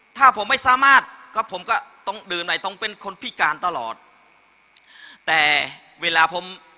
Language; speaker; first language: Thai; non-native, learner; Khmer